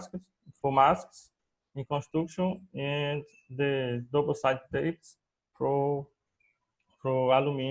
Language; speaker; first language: English; non-native, learner; Portuguese